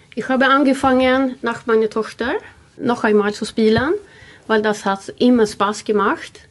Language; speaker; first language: German; non-native, learner; Swedish